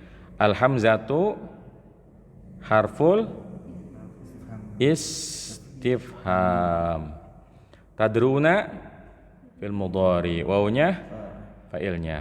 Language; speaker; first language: Arabic; non-native, fluent; Indonesian